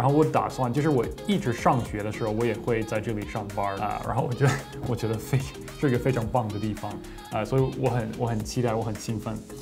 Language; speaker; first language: Chinese; non-native, fluent; English